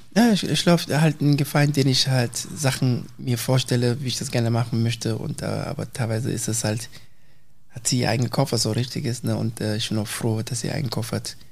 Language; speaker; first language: German; early bilingual, other home language; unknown